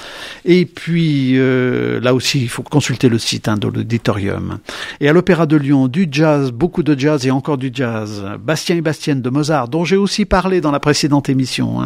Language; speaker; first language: French; native; French